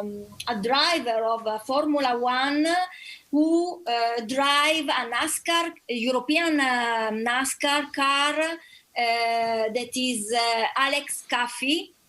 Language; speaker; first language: English; non-native, learner; Italian